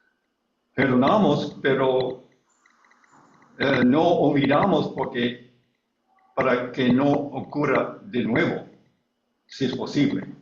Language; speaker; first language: Spanish; non-native, learner; English